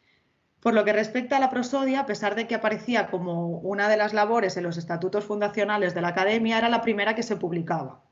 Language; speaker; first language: Spanish; native; Spanish